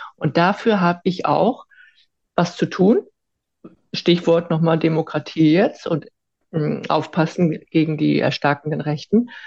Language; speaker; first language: German; early bilingual, other home language; Icelandic